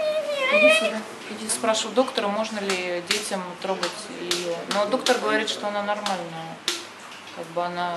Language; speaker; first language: Russian; native; Russian